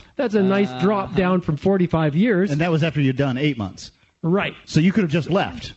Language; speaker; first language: English; native; English